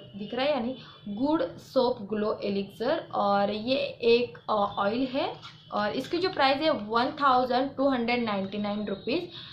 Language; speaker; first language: Hindi; non-native, local second language; Marathi